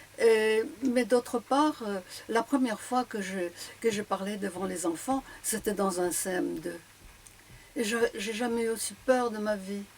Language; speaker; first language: French; early bilingual, other home language; Polish